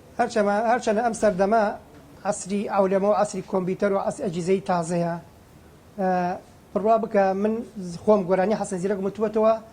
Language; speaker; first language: Central Kurdish; native; Central Kurdish